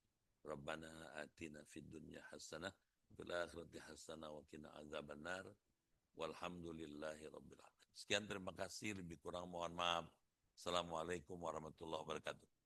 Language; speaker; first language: Indonesian; native; Indonesian